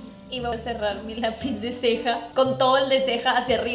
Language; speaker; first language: Spanish; native; Spanish